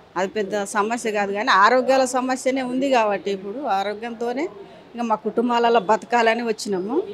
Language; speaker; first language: Telugu; native; Telugu